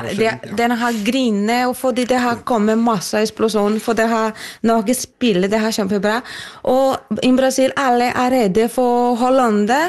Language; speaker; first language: Norwegian; non-native, learner; Portuguese